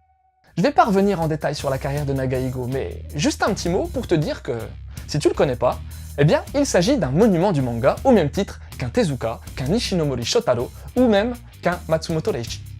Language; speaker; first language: French; native; French